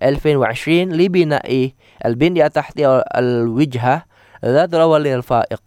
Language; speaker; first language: Arabic; non-native, fluent; Indonesian